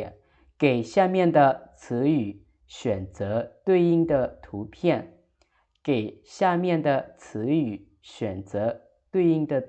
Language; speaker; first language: Chinese; non-native, fluent; Lao